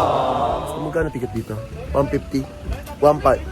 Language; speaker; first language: Filipino; native; Filipino